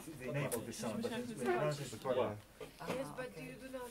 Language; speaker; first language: English; non-native, fluent; Polish